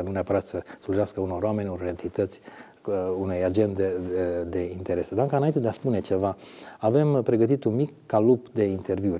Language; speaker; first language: Romanian; native; Romanian